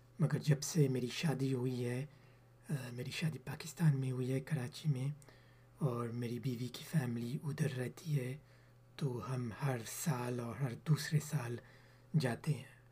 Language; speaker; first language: Urdu; early bilingual, heritage; Urdu